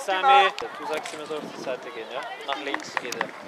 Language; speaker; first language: German; native; German